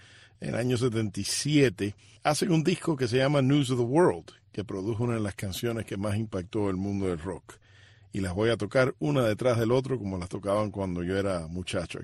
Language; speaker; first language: Spanish; native; Spanish